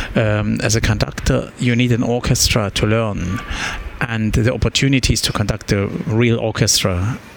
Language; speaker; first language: English; non-native, fluent; German